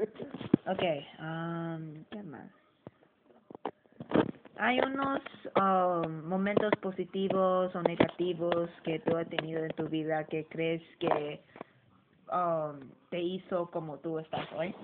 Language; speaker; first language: Spanish; early bilingual, heritage; English